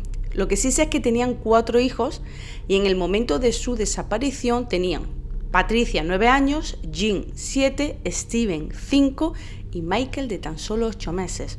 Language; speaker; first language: Spanish; native; Spanish